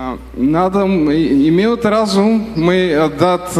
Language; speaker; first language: Russian; non-native, learner; Bulgarian